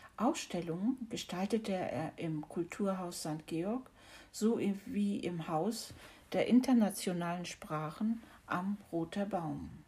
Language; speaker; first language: German; native; German